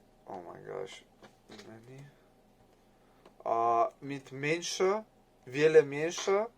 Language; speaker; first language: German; non-native, learner; English